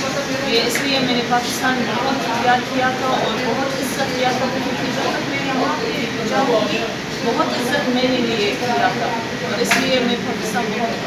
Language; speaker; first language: Hindi; non-native, learner; Arabic